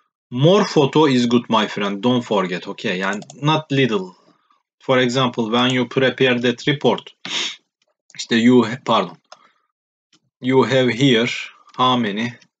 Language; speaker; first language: English; non-native, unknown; Turkish